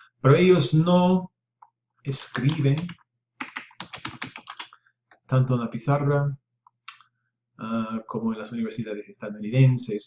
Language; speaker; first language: Spanish; non-native, learner; English